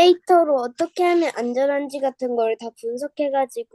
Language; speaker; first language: Korean; native; Korean